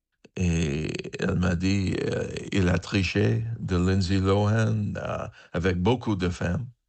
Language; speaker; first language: French; non-native, learner; English